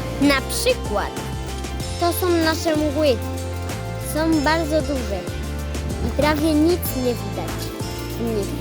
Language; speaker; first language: Polish; early bilingual, heritage; Polish